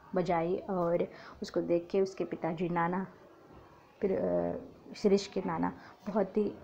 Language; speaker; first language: Hindi; non-native, local second language; Marathi